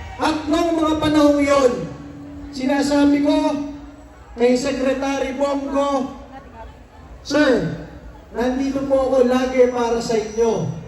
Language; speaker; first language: Filipino; native; Filipino